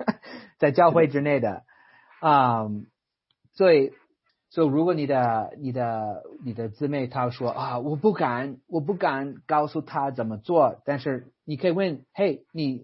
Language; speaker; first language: Chinese; non-native, fluent; English